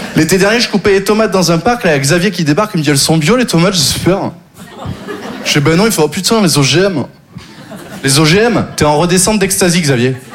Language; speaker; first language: French; native; French